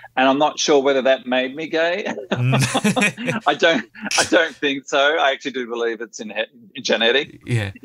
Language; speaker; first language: English; native; English